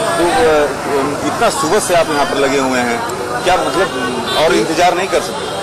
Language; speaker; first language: Hindi; native; Hindi